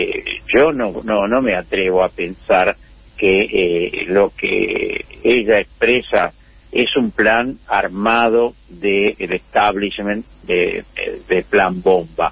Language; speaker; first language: Spanish; native; Spanish